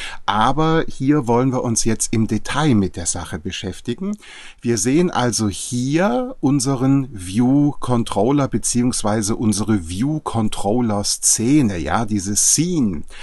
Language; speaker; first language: German; native; German